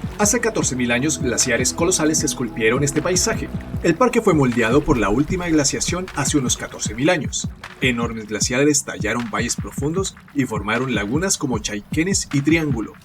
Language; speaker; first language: Spanish; native; Spanish